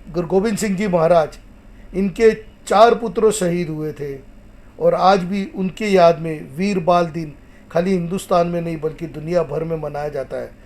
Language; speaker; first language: Hindi; non-native, local second language; Marathi